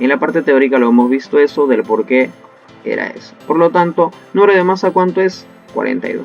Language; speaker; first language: Spanish; native; Spanish